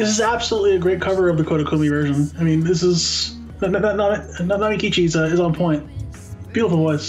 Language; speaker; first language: English; native; English